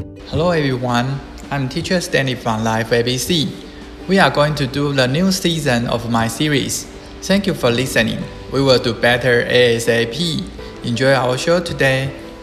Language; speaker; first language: English; non-native, fluent; Chinese